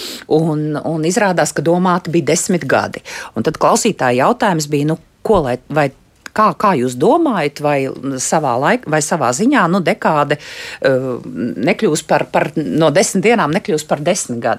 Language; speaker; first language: Latvian; native; Latvian